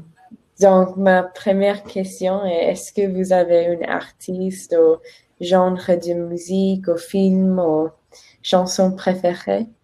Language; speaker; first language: French; non-native, learner; Spanish